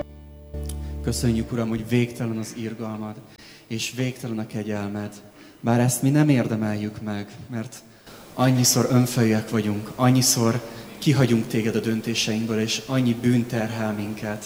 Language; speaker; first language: Hungarian; native; Hungarian